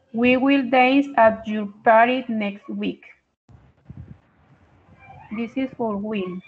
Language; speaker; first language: English; non-native, learner; Spanish